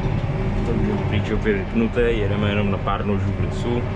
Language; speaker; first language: Czech; native; Czech